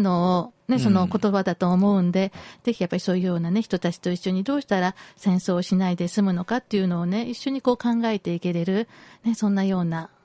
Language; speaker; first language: Japanese; native; Japanese